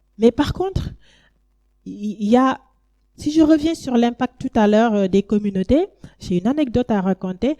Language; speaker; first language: French; non-native, local second language; Wolof